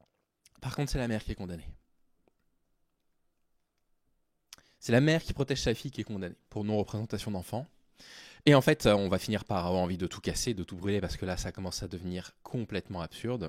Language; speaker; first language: French; native; French